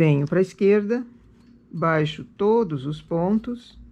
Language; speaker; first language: Portuguese; native; Portuguese